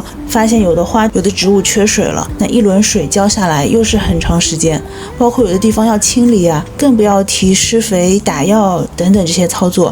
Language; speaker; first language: Chinese; native; Chinese